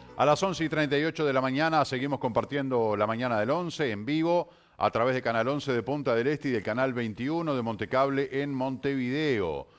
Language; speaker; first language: Spanish; native; Spanish